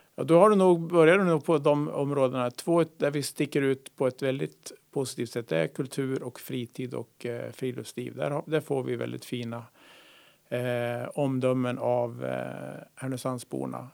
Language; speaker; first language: Swedish; native; Swedish